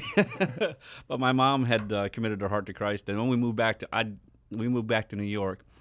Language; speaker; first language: English; native; English